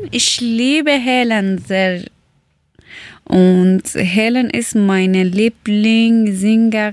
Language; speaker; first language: German; non-native, learner; Persian